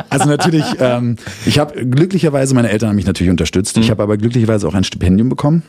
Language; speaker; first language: German; native; German